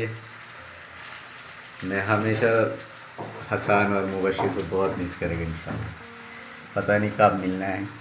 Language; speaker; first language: Hindi; non-native, fluent; Bangla